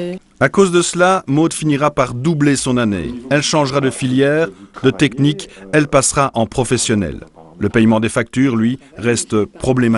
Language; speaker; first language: French; native; French